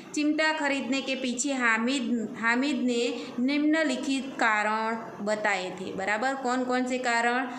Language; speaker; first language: Hindi; non-native, local second language; Gujarati